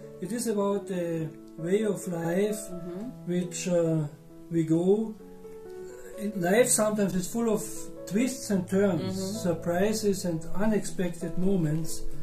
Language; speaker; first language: English; non-native, fluent; German